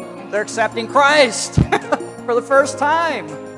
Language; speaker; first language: English; native; English